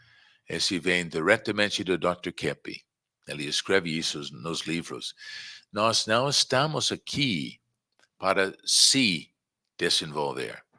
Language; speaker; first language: Portuguese; non-native, fluent; English